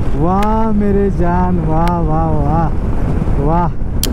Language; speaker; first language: Hindi; non-native, local second language; Marathi